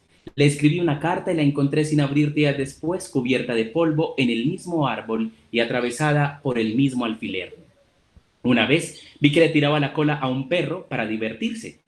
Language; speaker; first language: Spanish; native; Spanish